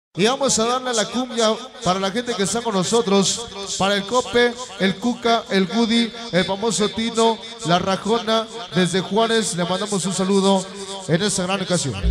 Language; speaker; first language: Spanish; native; Spanish